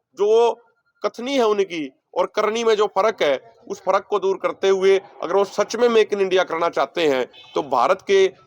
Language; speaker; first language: Hindi; native; Hindi